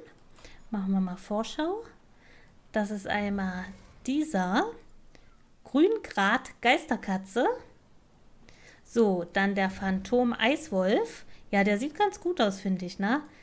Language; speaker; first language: German; native; German